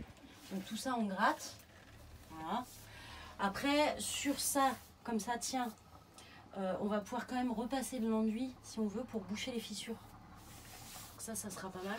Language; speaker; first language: French; native; French